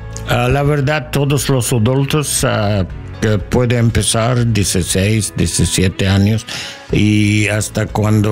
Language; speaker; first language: Spanish; non-native, learner; English